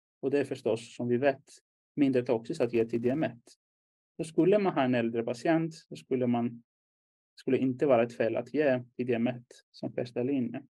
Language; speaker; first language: Swedish; non-native, fluent; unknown